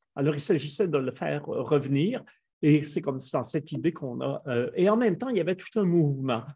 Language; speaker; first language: French; native; French